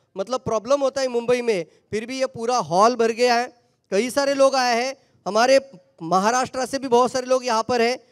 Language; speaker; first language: Hindi; non-native, local second language; Marathi